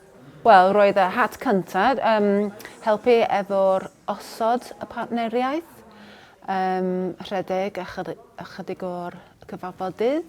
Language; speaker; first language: Welsh; non-native, fluent; English